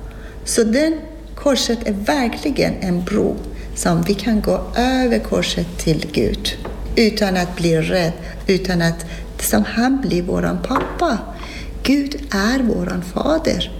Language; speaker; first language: Swedish; non-native, learner; Persian